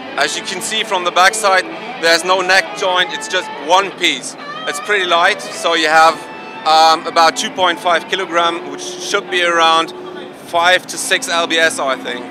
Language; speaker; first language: English; non-native, fluent; German